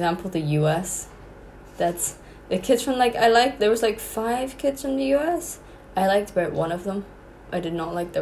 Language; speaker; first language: English; non-native, local second language; Cantonese